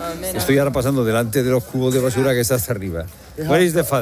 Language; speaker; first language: Spanish; native; Spanish